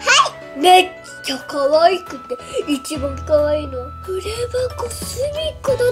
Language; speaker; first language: Japanese; native; Japanese